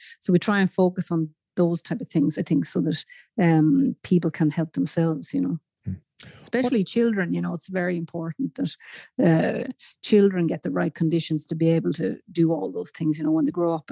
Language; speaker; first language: English; native; English